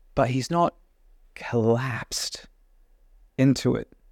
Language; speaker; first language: English; native; English